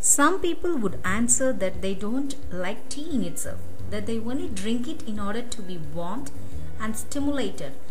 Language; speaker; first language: English; non-native, local second language; Tamil